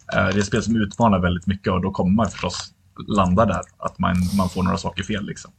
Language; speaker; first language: Swedish; native; Swedish